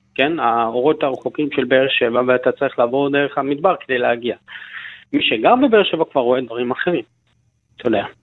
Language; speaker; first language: Hebrew; native; Hebrew